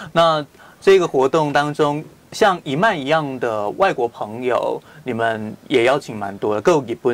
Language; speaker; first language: Chinese; native; Chinese